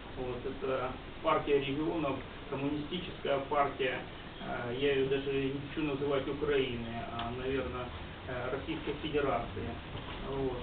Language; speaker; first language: Russian; non-native, local second language; Ukrainian